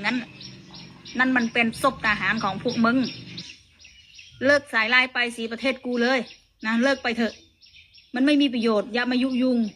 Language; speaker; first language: Thai; native; Thai